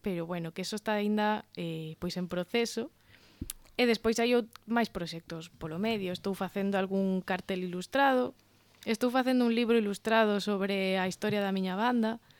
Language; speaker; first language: Galician; non-native, local second language; Spanish